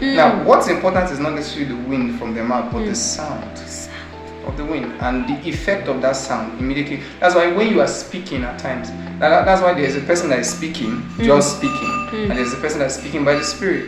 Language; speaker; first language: English; non-native, local second language; Bini